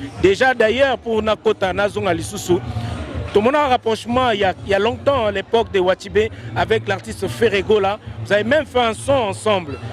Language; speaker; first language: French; non-native, local second language; Lingala